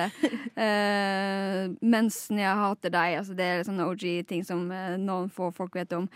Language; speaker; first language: Norwegian; native; Norwegian